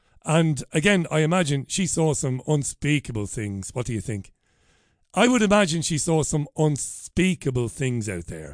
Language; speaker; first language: English; non-native, local second language; Irish